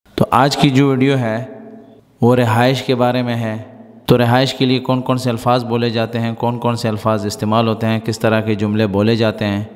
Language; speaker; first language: Urdu; non-native, local second language; Pashto